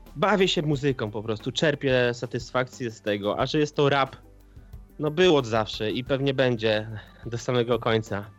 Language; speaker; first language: Polish; native; Polish